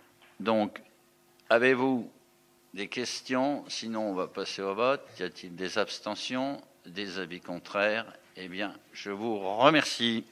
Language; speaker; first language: French; native; French